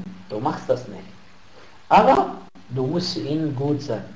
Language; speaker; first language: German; non-native, fluent; Arabic